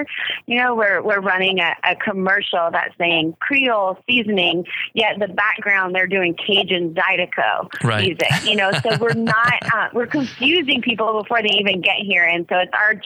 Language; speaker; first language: English; native; English